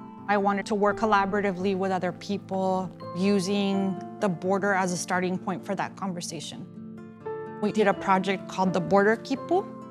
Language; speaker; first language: English; early bilingual, other home language; Spanish